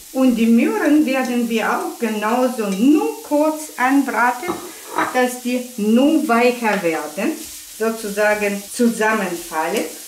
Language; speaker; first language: German; non-native, fluent; Russian